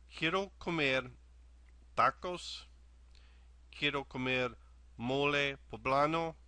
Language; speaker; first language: Spanish; non-native, learner; English